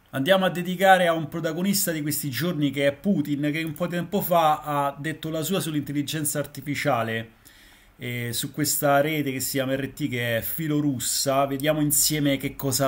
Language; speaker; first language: Italian; native; Italian